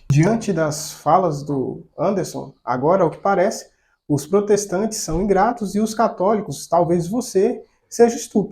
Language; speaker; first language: Portuguese; native; Portuguese